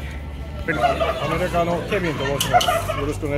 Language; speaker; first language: Japanese; non-native, learner; English